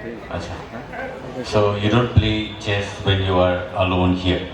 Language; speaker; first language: English; non-native, local second language; Kok Borok